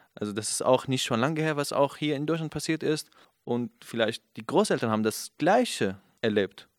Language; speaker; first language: German; non-native, fluent; Kurdish